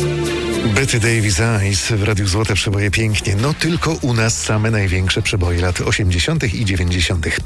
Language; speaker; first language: Polish; native; Polish